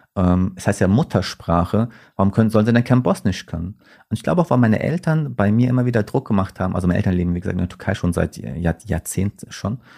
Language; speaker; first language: German; early bilingual, other home language; Turkish